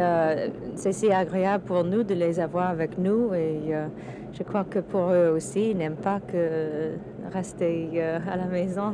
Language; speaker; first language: French; non-native, fluent; English